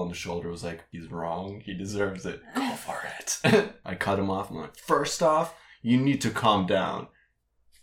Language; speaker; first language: English; non-native, fluent; Russian